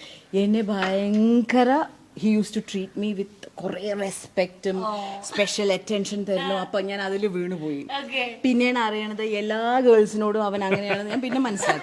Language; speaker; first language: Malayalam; non-native, fluent; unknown